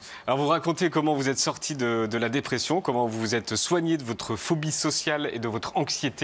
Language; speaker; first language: French; native; French